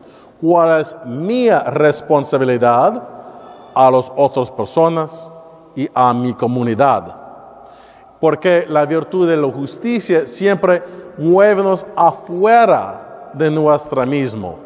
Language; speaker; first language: Spanish; non-native, learner; English